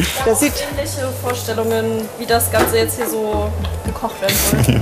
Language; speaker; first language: German; native; German